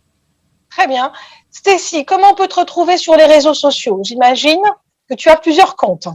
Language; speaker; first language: French; native; French